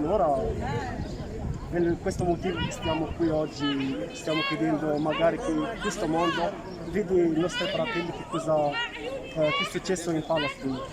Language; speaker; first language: Italian; non-native, learner; Arabic